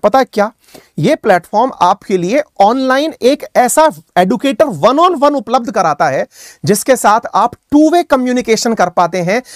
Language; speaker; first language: Hindi; native; Hindi